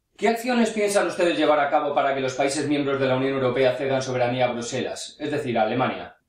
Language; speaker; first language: Spanish; native; Spanish